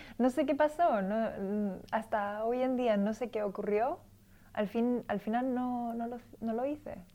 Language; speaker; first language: Spanish; early bilingual, other home language; English